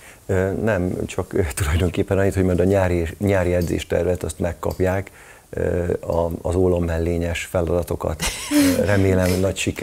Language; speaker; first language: Hungarian; native; Hungarian